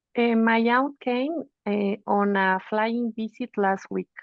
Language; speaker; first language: English; non-native, fluent; Spanish